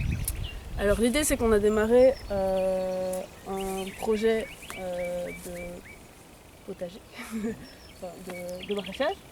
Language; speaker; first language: French; native; French